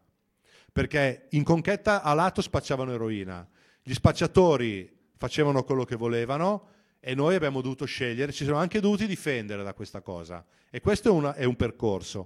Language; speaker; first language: Italian; native; Italian